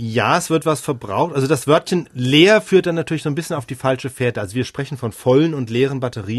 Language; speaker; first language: German; native; German